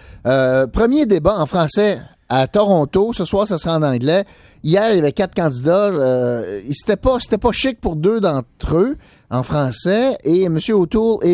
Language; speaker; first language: French; native; French